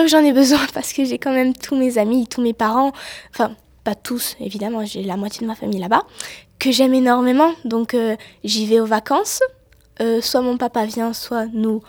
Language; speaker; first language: French; native; French